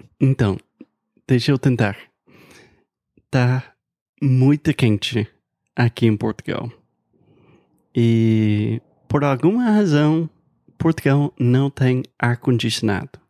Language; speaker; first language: Portuguese; non-native, fluent; English